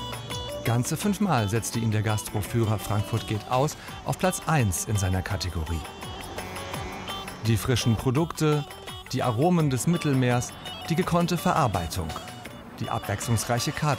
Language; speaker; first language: German; native; German